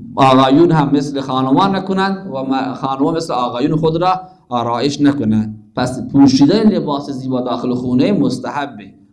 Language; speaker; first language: Persian; native; Persian